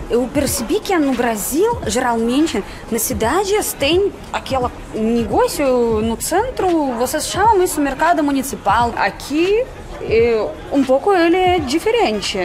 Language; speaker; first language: Portuguese; non-native, fluent; Russian